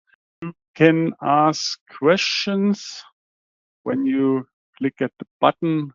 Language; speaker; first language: English; non-native, fluent; German